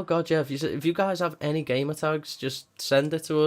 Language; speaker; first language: English; native; English